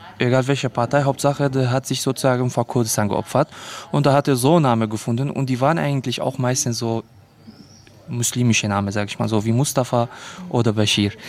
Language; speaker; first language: German; non-native, fluent; Kurdish